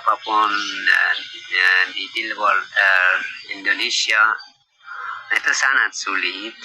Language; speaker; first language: Indonesian; non-native, learner; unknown